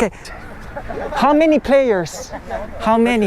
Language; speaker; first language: English; non-native, learner; Thai